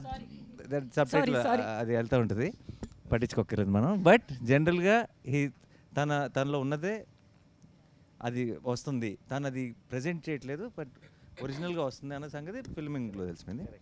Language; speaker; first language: Telugu; native; Telugu